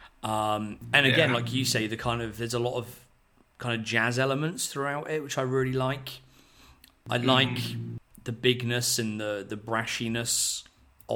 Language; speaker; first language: English; native; English